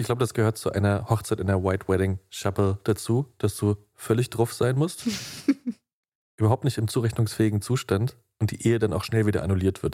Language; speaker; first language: German; native; German